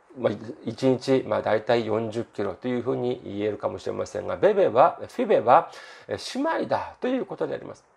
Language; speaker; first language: Japanese; non-native, fluent; Korean